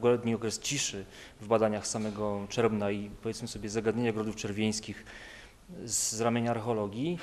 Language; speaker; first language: Polish; native; Polish